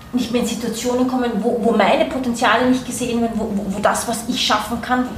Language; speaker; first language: German; native; German